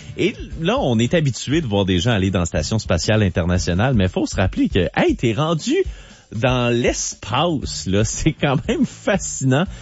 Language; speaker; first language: French; native; French